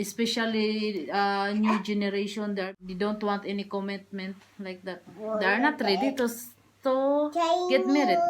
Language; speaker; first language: English; non-native, learner; Filipino